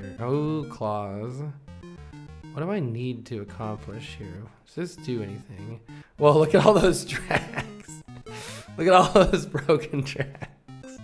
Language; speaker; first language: English; native; English